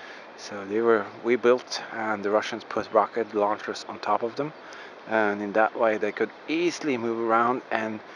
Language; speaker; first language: English; non-native, fluent; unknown